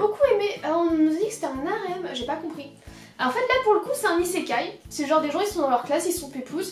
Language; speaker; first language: French; native; French